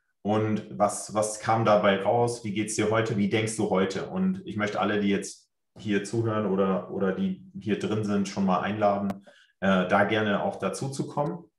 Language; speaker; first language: German; native; German